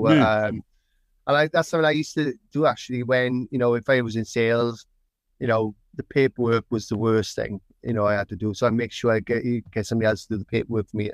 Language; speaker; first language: English; native; English